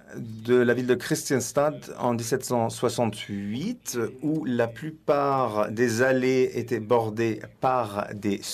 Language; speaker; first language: French; non-native, fluent; Swedish